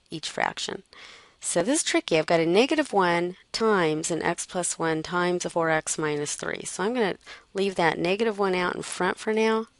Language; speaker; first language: English; native; English